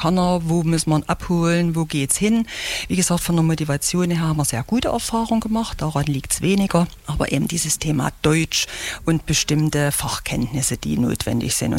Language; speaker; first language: German; native; German